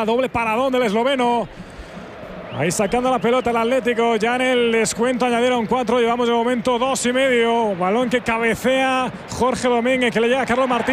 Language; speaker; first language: Spanish; native; Spanish